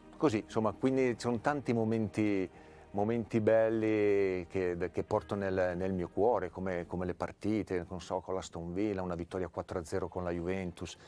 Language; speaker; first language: Italian; native; Italian